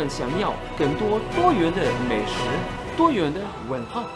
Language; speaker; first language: Chinese; non-native, fluent; German